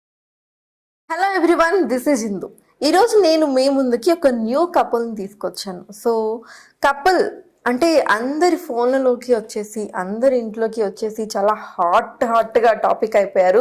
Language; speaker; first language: Telugu; native; Telugu